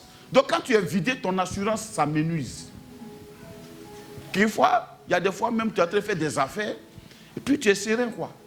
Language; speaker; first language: French; native; French